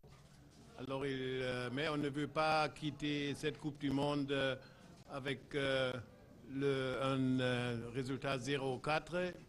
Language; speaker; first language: French; non-native, fluent; German